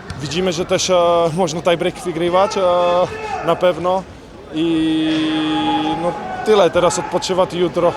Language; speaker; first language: Polish; non-native, fluent; Ukrainian